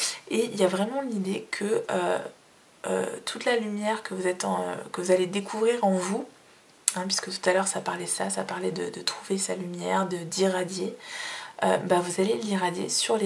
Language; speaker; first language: French; native; French